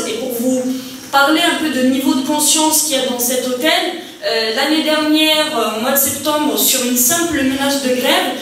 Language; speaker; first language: French; native; French